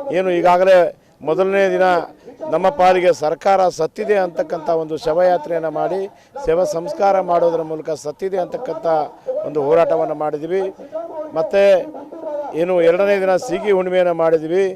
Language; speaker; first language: Kannada; non-native, local second language; Lambadi